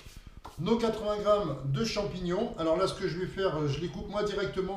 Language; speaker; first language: French; native; French